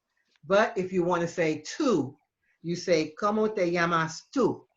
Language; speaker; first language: Spanish; non-native, fluent; English